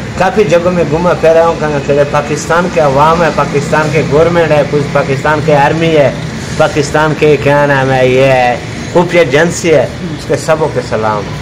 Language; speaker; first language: Urdu; non-native, fluent; Punjabi